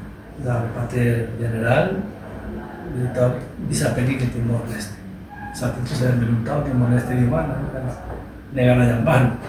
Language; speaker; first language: Indonesian; non-native, learner; Spanish